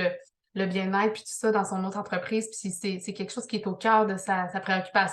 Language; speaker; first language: French; native; French